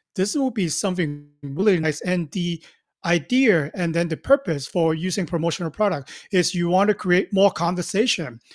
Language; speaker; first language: English; non-native, local second language; Cantonese